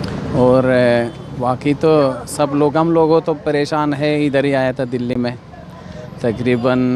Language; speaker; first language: Hindi; non-native, learner; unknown